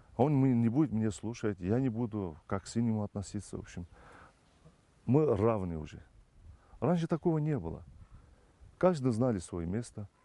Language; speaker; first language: Russian; non-native, fluent; Turkish